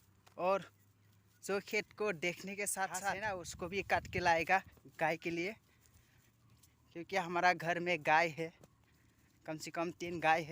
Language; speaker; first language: Hindi; non-native, local second language; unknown